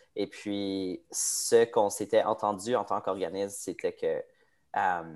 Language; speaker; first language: French; native; French